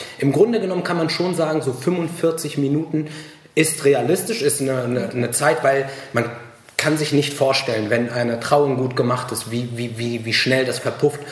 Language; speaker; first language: German; early bilingual, other home language; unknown